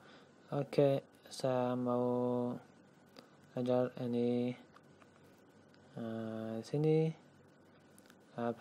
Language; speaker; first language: Indonesian; non-native, learner; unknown